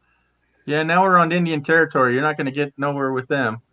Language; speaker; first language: English; native; English